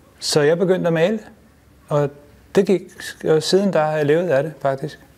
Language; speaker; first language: Danish; non-native, fluent; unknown